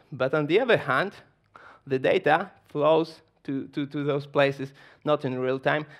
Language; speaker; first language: English; non-native, fluent; Polish